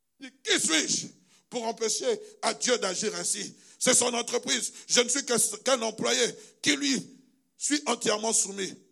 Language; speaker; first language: French; non-native, local second language; Luba-Lulua